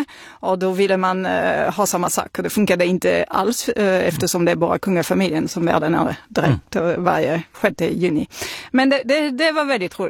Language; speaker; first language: Swedish; non-native, fluent; French